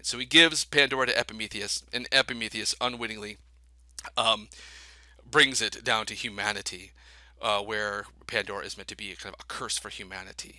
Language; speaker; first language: English; native; English